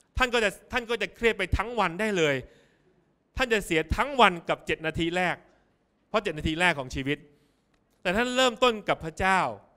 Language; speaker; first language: Thai; native; Thai